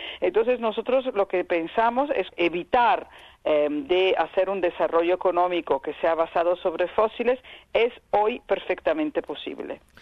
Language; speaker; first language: Spanish; non-native, fluent; Italian